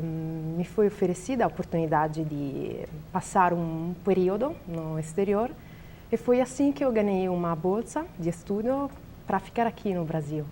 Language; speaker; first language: Portuguese; non-native, learner; Italian